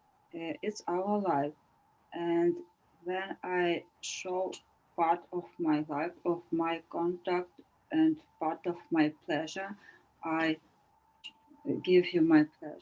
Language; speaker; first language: English; non-native, learner; Ukrainian